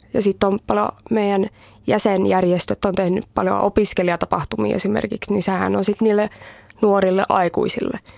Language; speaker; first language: Finnish; early bilingual, heritage; Finnish